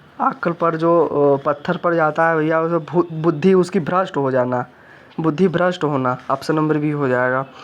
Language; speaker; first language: Hindi; native; Hindi